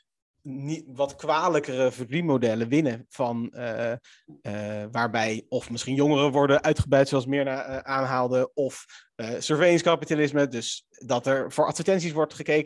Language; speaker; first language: Dutch; native; Dutch